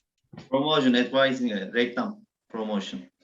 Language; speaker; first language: English; non-native, learner; Turkish